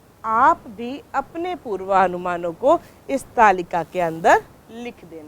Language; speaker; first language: Hindi; native; Hindi